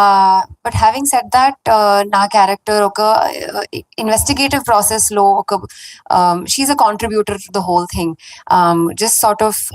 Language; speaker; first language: Telugu; non-native, fluent; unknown